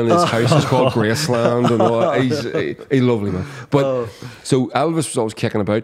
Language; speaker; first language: English; native; English